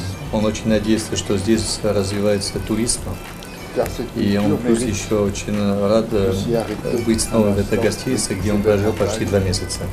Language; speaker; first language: Russian; non-native, fluent; French